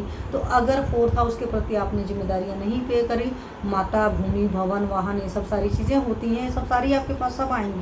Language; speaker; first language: Hindi; native; Hindi